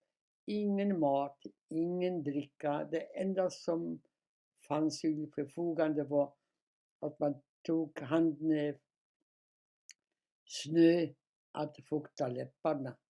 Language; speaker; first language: Swedish; non-native, fluent; Polish